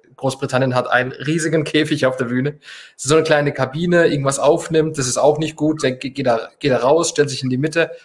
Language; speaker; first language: German; non-native, fluent; Spanish